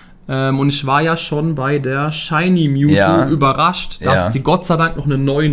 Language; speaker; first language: German; native; German